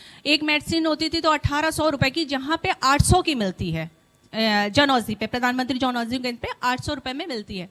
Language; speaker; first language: Hindi; native; Hindi